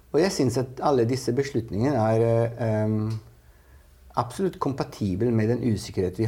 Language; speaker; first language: Norwegian; non-native, fluent; Italian